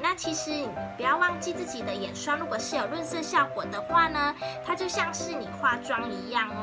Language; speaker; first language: Chinese; native; Chinese